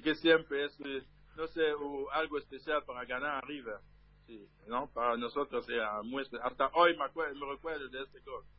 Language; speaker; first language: Spanish; non-native, learner; French